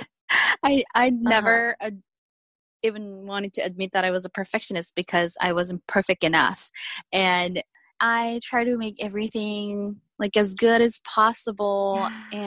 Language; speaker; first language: English; non-native, fluent; Korean